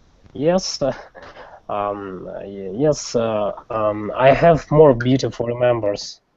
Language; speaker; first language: English; non-native, learner; Russian